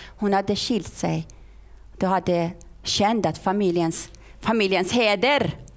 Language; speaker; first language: Swedish; non-native, fluent; Persian